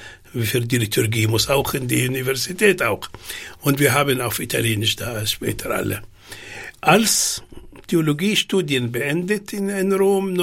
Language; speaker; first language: German; non-native, fluent; Arabic